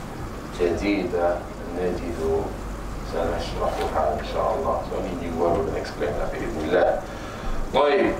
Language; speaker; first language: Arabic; non-native, fluent; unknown